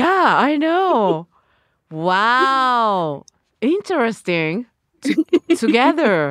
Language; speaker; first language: English; non-native, learner; Japanese